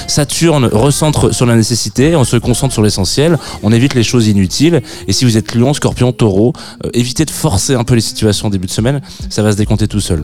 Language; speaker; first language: French; native; French